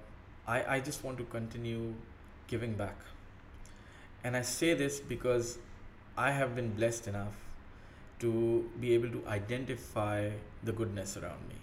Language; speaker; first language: English; non-native, local second language; Urdu